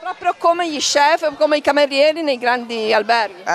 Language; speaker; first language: Italian; native; Italian